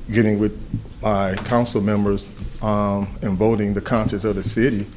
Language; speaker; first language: English; native; English